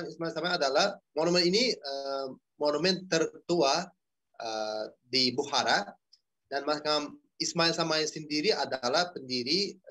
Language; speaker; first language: Indonesian; non-native, fluent; Uzbek